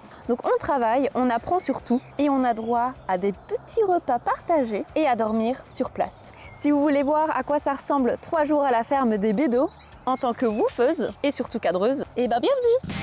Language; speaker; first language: French; native; French